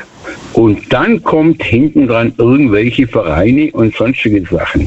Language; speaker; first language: German; native; German